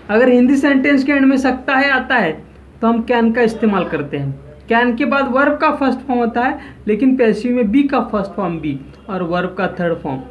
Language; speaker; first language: Hindi; non-native, local second language; Marathi